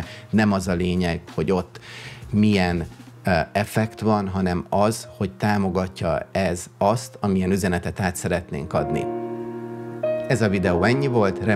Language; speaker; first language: Hungarian; native; Hungarian